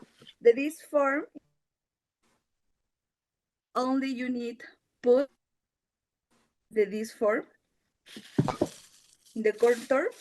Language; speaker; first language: English; non-native, learner; Spanish